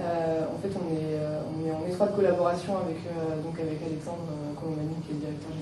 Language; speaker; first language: French; native; French